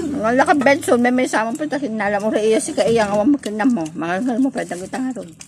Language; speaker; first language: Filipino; non-native, local second language; Iloko